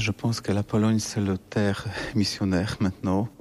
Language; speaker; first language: French; non-native, learner; Polish